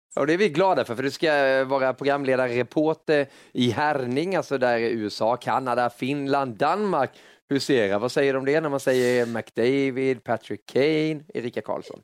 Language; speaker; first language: Swedish; native; Swedish